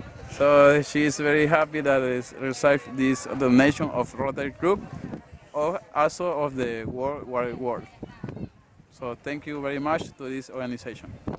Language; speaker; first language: English; non-native, fluent; Spanish